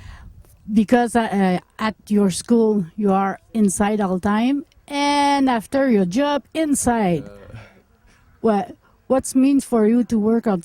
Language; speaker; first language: English; non-native, local second language; French